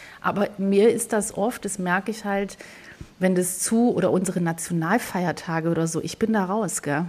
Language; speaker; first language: German; early bilingual, other home language; Greek